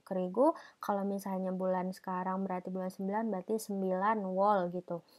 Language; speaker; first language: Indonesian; native; Indonesian